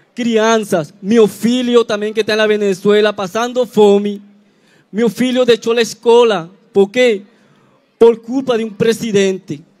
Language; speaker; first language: Portuguese; non-native, learner; Spanish